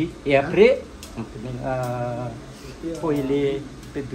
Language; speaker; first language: French; non-native, local second language; Malagasy